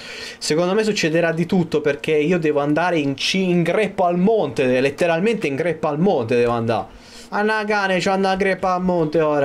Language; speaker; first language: Italian; native; Italian